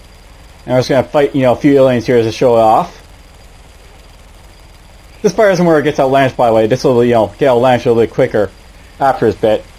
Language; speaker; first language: English; native; English